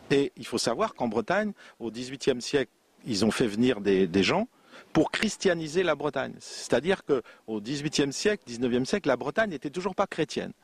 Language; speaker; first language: French; non-native, local second language; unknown